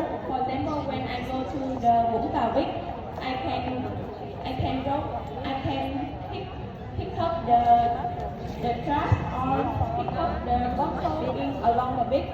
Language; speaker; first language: English; non-native, learner; Vietnamese